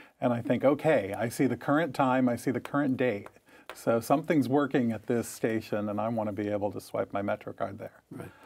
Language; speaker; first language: English; native; English